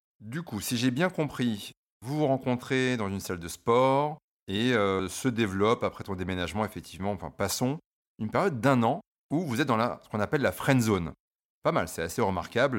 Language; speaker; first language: French; native; French